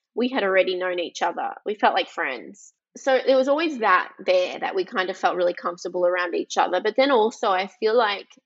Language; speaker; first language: English; early bilingual, other home language; Greek